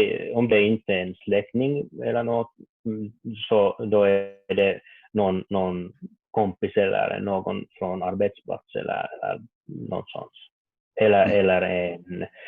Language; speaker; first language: Swedish; non-native, learner; Finnish